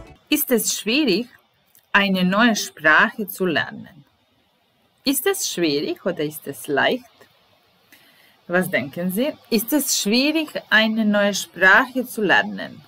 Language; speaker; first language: German; non-native, fluent; Serbian